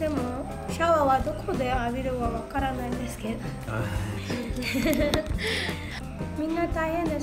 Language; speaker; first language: Japanese; non-native, learner; Burmese